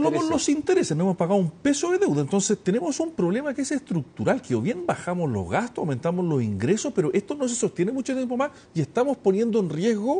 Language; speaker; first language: Spanish; native; Spanish